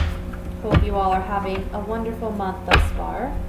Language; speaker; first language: English; native; English